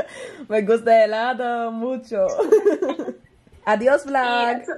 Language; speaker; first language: Spanish; non-native, learner; English